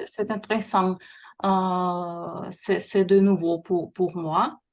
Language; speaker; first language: French; non-native, learner; Russian